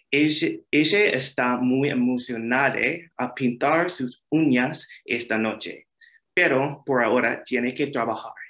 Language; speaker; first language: Spanish; early bilingual, heritage; Spanish